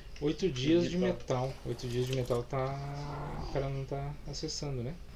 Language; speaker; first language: Portuguese; native; Portuguese